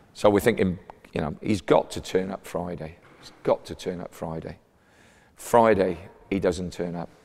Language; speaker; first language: English; native; English